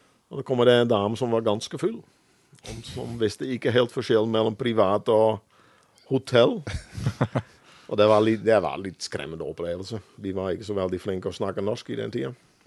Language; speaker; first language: Norwegian; non-native, fluent; Dutch